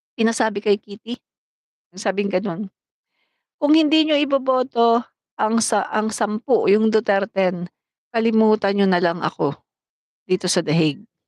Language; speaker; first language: Filipino; non-native, local second language; Cebuano